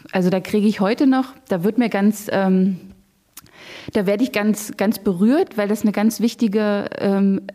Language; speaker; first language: German; native; German